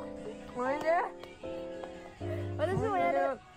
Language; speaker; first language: Japanese; native; Japanese